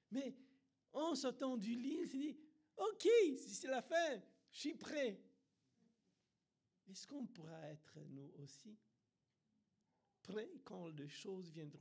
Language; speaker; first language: French; non-native, fluent; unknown